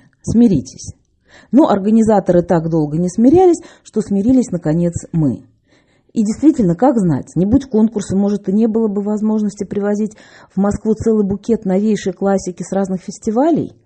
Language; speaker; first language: Russian; native; Russian